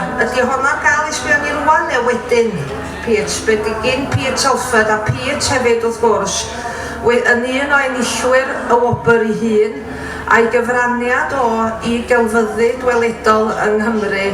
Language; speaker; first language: Welsh; native; Welsh